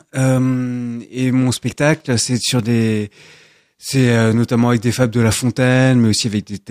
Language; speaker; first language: French; native; French